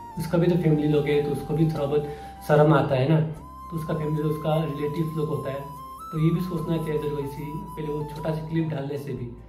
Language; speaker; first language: Hindi; non-native, local second language; Nepali